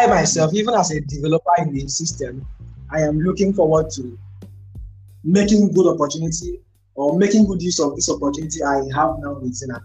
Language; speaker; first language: English; non-native, local second language; Igbo